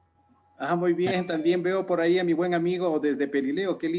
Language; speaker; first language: Spanish; native; Spanish